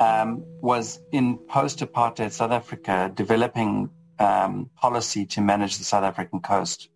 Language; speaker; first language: English; native; English